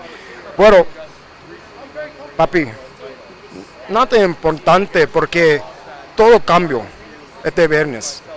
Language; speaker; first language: Spanish; early bilingual, heritage; English